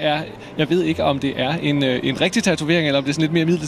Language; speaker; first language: Danish; native; Danish